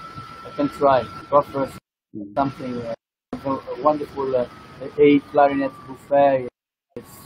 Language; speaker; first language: English; non-native, learner; Italian